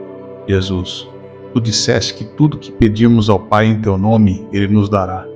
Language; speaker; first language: Portuguese; native; Portuguese